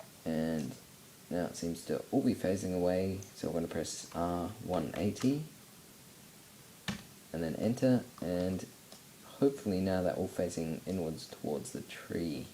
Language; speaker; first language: English; native; English